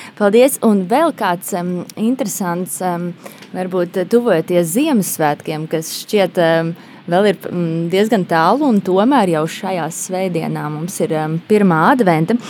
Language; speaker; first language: Latvian; native; Latvian